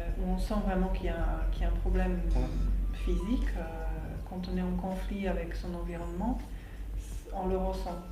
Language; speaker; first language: French; non-native, fluent; Slovak